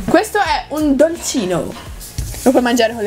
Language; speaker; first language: Italian; non-native, fluent; Russian